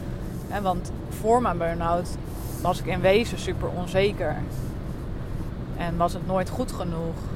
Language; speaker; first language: Dutch; native; Dutch